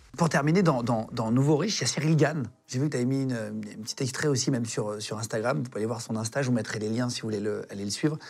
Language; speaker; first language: French; native; French